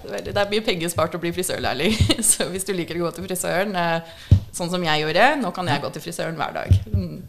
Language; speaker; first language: Norwegian; early bilingual, other home language; English